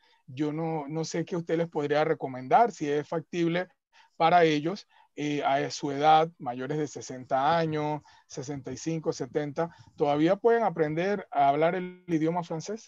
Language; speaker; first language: Spanish; native; Spanish